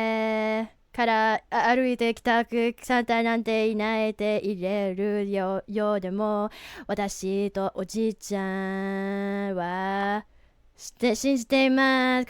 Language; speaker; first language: Japanese; non-native, learner; English